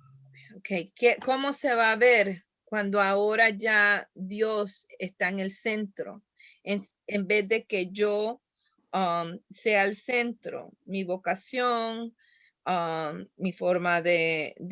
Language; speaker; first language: Spanish; early bilingual, heritage; Spanish